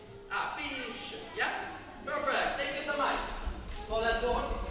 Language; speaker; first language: English; non-native, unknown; Ukrainian